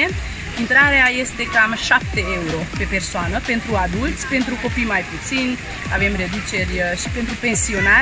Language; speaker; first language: Romanian; non-native, fluent; Hungarian